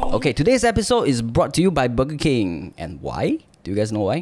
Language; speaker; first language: English; non-native, local second language; Chinese